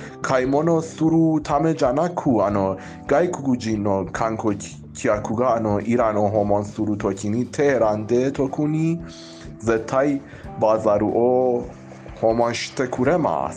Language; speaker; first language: Japanese; non-native, fluent; Persian